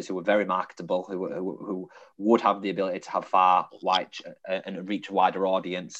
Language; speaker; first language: English; native; English